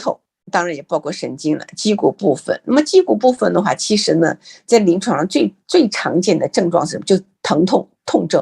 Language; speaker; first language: Chinese; native; Chinese